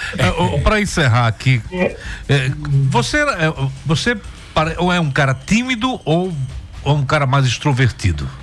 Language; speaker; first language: Portuguese; native; Portuguese